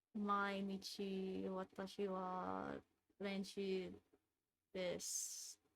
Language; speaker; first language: Japanese; non-native, learner; English